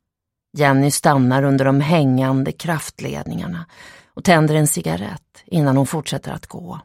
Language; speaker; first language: Swedish; native; Swedish